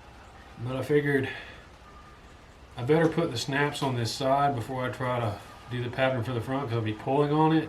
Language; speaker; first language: English; native; English